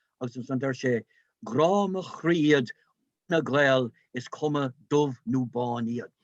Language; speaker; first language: Irish; non-native, local second language; English